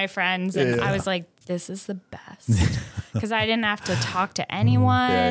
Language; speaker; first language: English; native; English